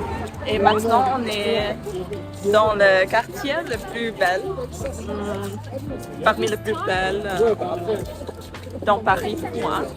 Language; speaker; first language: French; non-native, learner; Thai